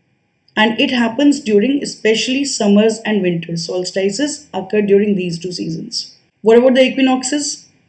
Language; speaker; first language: English; non-native, local second language; Hindi